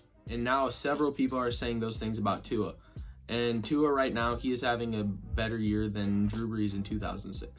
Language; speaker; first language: English; native; English